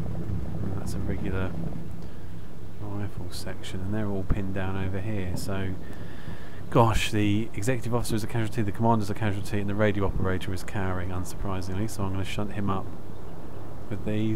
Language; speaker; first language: English; native; English